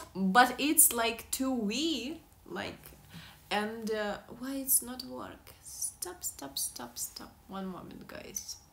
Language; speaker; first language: English; non-native, learner; Russian